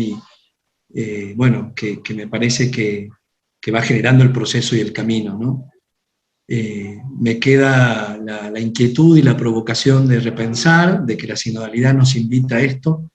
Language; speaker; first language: Spanish; native; Spanish